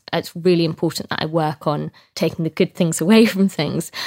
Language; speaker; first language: English; native; English